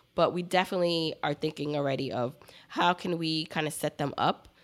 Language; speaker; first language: English; native; English